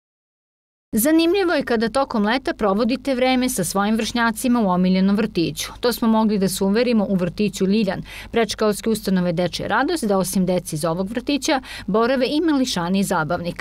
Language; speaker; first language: Serbian; native; Serbian